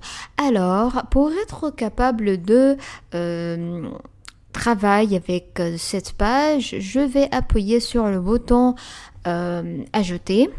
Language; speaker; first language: French; non-native, fluent; Arabic